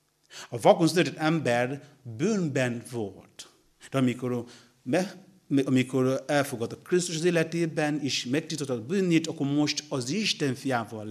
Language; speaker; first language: Hungarian; non-native, learner; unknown